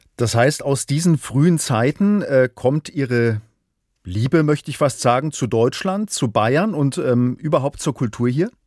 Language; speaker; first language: German; native; German